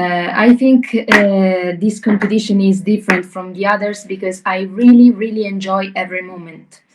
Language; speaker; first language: English; non-native, learner; Italian